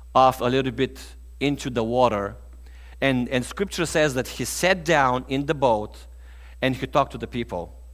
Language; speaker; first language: English; non-native, fluent; Bulgarian